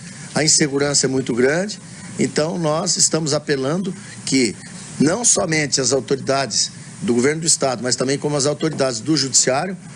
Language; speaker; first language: Portuguese; native; Portuguese